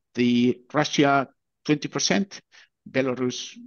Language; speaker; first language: English; non-native, fluent; Spanish